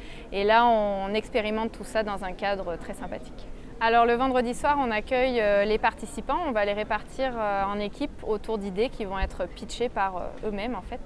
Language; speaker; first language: French; native; French